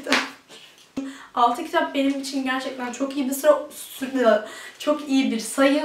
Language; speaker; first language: Turkish; early bilingual, heritage; Turkish